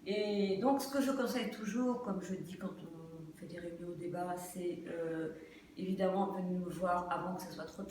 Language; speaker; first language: French; native; French